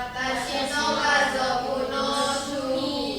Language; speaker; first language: Japanese; non-native, learner; Indonesian